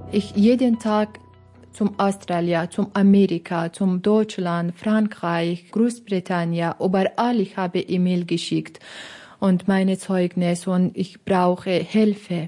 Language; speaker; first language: German; non-native, learner; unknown